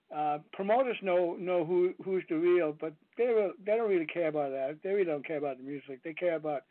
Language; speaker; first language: English; non-native, fluent; Danish